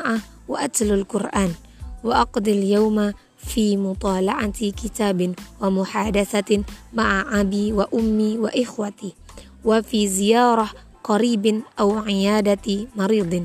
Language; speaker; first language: Arabic; non-native, learner; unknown